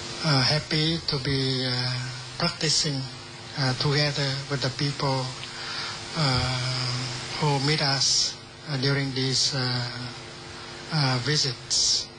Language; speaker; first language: English; non-native, fluent; Vietnamese